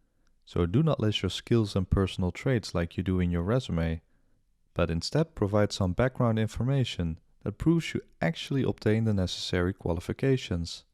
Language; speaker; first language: English; non-native, fluent; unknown